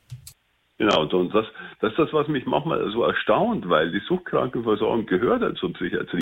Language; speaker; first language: German; native; German